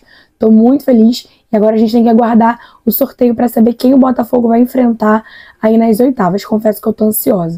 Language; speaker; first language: Portuguese; native; Portuguese